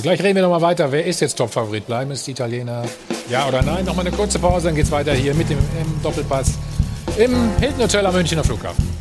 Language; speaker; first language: German; native; German